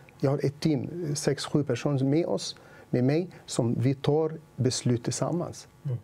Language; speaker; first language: Swedish; non-native, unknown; Arabic